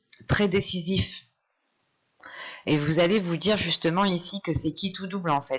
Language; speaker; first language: French; native; French